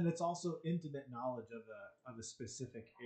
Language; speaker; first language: English; native; English